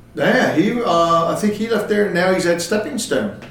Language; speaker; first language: English; native; English